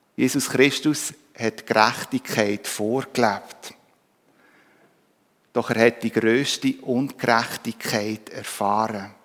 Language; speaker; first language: German; native; German